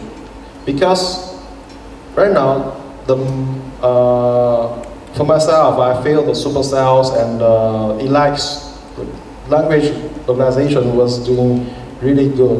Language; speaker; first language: English; non-native, fluent; Chinese